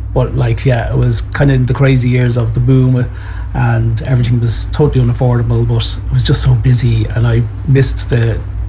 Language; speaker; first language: English; native; English